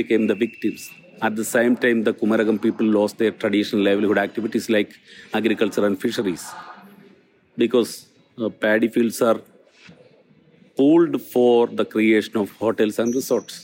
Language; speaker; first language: English; non-native, local second language; Malayalam